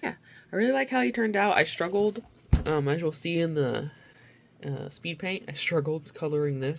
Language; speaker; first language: English; native; English